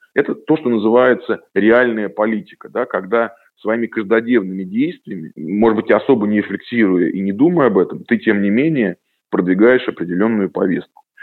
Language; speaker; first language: Russian; native; Russian